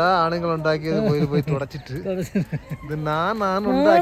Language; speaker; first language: Malayalam; native; Malayalam